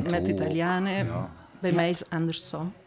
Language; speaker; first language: Dutch; non-native, fluent; Italian